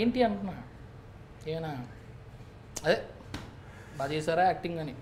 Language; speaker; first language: Telugu; native; Telugu